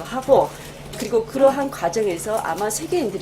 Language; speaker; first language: Korean; native; Korean